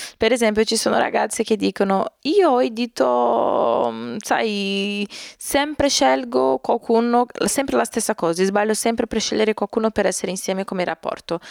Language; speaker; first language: Italian; non-native, fluent; Portuguese